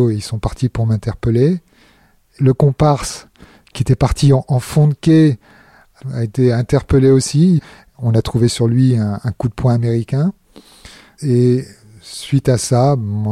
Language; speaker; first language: French; native; French